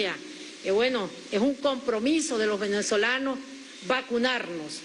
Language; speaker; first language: Spanish; native; Spanish